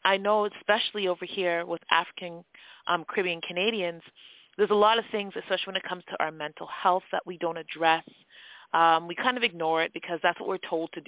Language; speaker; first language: English; native; English